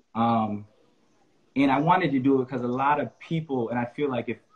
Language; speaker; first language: English; native; English